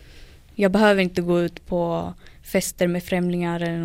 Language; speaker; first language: Swedish; early bilingual, other home language; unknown